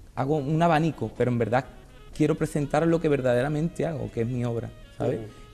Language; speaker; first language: Spanish; native; Spanish